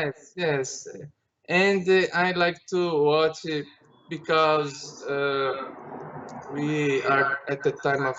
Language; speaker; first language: English; non-native, learner; Portuguese